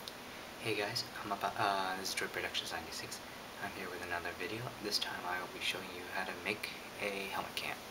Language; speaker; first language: English; native; English